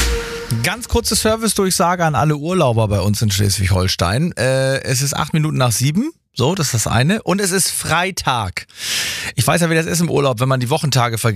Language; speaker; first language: German; native; German